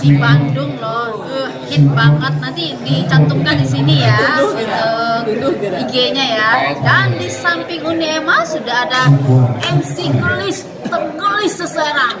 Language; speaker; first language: Indonesian; native; Indonesian